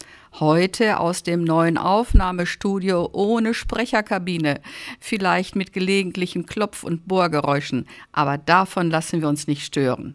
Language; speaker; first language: German; native; German